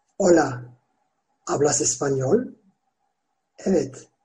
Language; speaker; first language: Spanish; non-native, fluent; Turkish